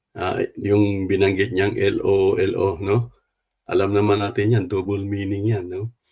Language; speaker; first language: Filipino; non-native, local second language; Cebuano